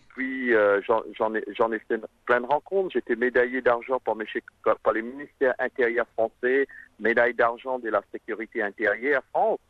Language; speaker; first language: French; non-native, local second language; Morisyen